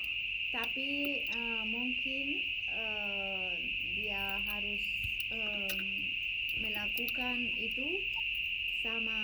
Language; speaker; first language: Indonesian; non-native, learner; English